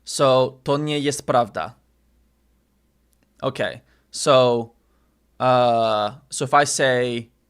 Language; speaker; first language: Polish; non-native, learner; English